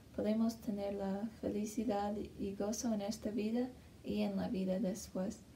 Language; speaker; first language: Spanish; non-native, learner; English